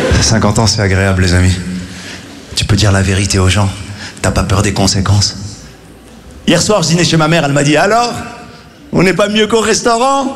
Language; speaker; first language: French; native; French